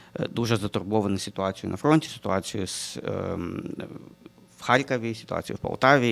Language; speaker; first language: Ukrainian; non-native, local second language; Russian